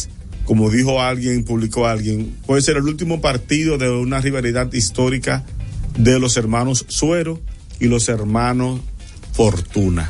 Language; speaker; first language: Spanish; native; Spanish